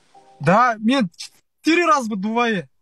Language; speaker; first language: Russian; non-native, local second language; Kazakh